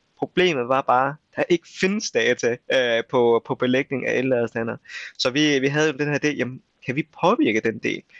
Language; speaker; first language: Danish; early bilingual, other home language; Vietnamese